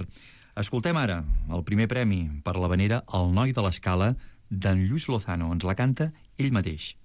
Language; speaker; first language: Catalan; native; Catalan